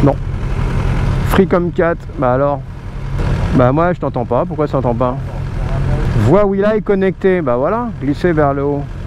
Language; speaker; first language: French; native; French